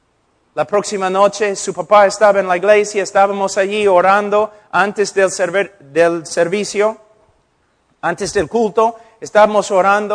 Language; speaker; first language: Spanish; non-native, fluent; English